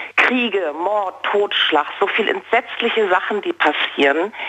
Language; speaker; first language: German; native; German